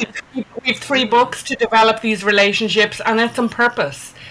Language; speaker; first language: English; native; English